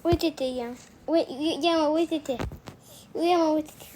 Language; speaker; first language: Romanian; early bilingual, heritage; Romanian